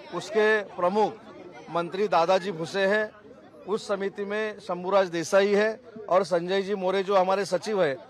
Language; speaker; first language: Hindi; non-native, local second language; Marathi